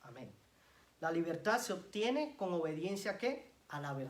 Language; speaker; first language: Spanish; native; Spanish